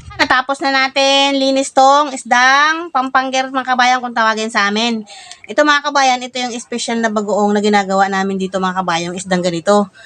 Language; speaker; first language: Filipino; native; Filipino